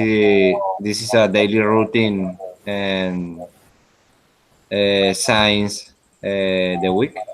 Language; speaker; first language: English; non-native, learner; Spanish